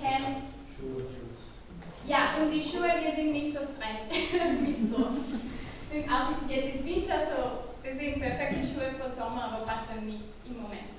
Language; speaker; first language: German; non-native, learner; Catalan